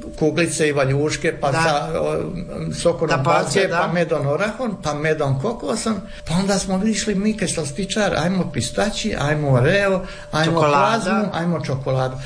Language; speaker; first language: Serbian; native; Serbian